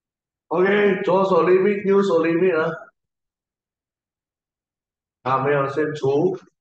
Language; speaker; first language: Chinese; native; Chinese